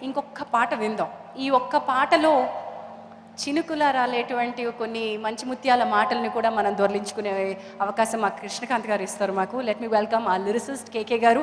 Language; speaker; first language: Telugu; native; Telugu